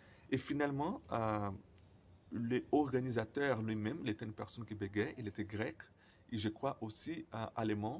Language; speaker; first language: French; non-native, fluent; Portuguese